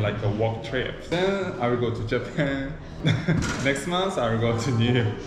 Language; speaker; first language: English; non-native, learner; Korean